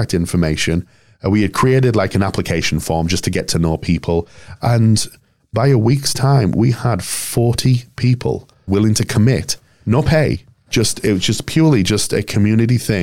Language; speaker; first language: English; native; English